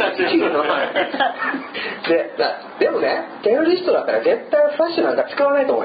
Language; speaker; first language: Japanese; non-native, fluent; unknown